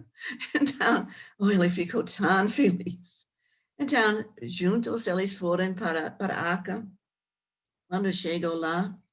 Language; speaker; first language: Portuguese; non-native, learner; English